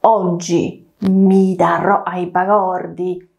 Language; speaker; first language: Italian; non-native, fluent; Polish